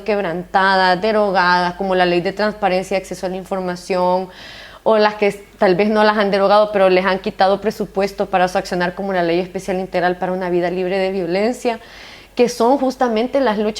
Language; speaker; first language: Spanish; native; Spanish